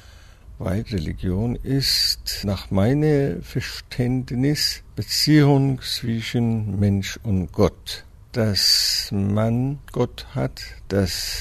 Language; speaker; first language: German; non-native, fluent; Persian